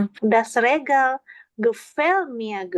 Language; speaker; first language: German; non-native, learner; Indonesian